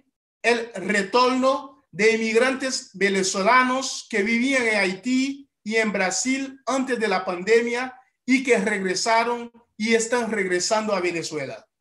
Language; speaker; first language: Spanish; non-native, fluent; Haitian Creole